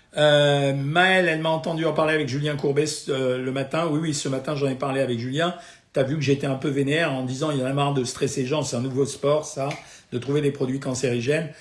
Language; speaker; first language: French; native; French